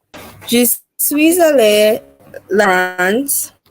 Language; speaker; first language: French; non-native, learner; English